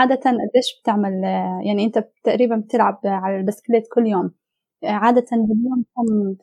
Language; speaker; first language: Arabic; native; Arabic